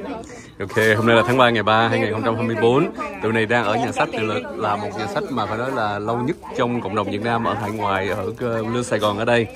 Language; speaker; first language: Vietnamese; early bilingual, heritage; Vietnamese